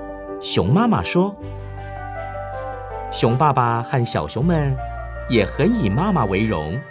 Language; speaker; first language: Chinese; native; Chinese